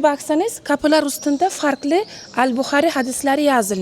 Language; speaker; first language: Turkish; non-native, learner; Uzbek